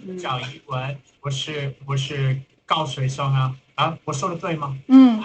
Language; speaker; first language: Chinese; non-native, learner; English